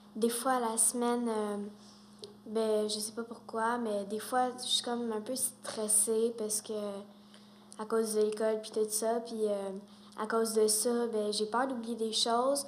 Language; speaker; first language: French; native; French